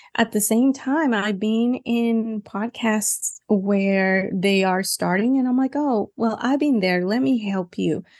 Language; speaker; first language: English; non-native, fluent; Spanish